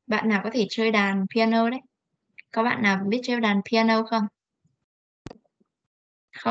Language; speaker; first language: Vietnamese; native; Vietnamese